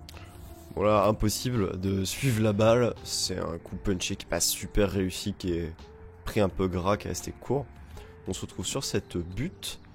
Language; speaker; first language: French; native; French